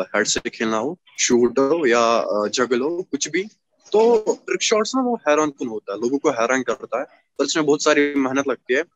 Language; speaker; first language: Hindi; native; Hindi